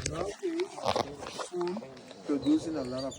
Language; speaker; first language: English; non-native, local second language; Spanish